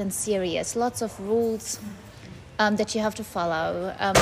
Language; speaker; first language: English; non-native, fluent; German